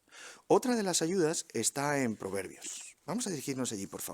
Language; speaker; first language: Spanish; native; Spanish